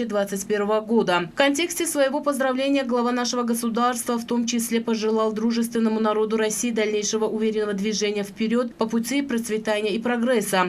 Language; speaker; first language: Russian; non-native, local second language; Tajik